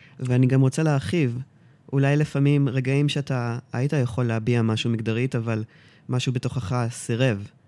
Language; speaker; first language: Hebrew; early bilingual, heritage; Hebrew